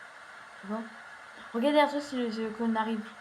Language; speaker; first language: French; native; French